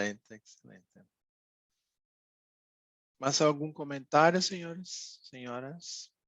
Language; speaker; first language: Spanish; non-native, fluent; Portuguese